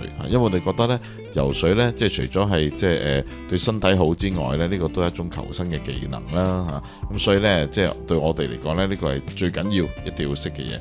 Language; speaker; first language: Cantonese; native; Cantonese